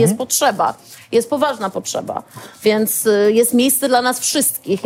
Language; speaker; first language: Polish; early bilingual, heritage; Polish